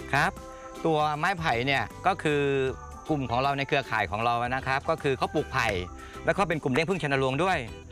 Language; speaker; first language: Thai; native; Thai